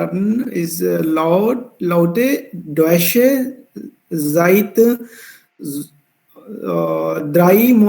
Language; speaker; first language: German; non-native, learner; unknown